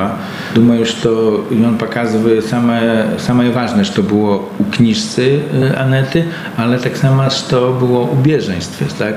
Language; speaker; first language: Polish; non-native, local second language; Belarusian